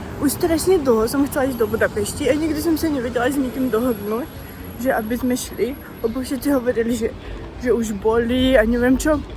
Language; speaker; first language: Slovak; native; Slovak